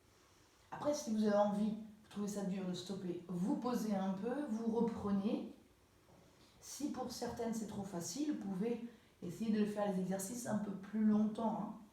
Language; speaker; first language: French; native; French